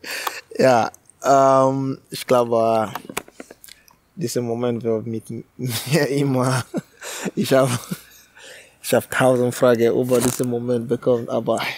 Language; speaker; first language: German; non-native, learner; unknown